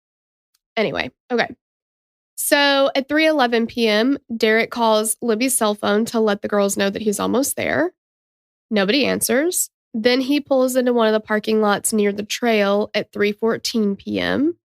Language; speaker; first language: English; native; English